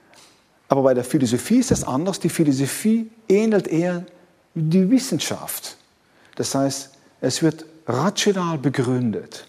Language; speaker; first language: German; non-native, fluent; Dutch